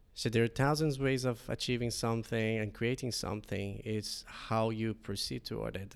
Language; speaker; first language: English; non-native, fluent; Persian